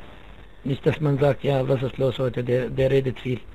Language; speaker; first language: German; non-native, fluent; Arabic